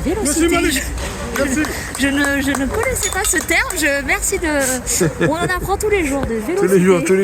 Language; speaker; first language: French; native; French